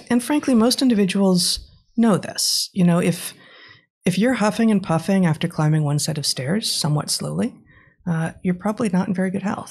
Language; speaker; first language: English; native; English